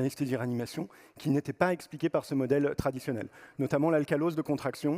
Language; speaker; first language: French; native; French